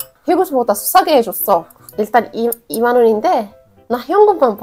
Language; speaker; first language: Korean; non-native, fluent; Arabic